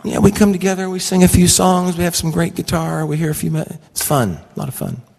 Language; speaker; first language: English; native; English